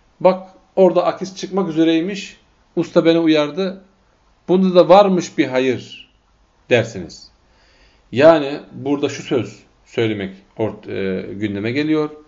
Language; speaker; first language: Turkish; non-native, fluent; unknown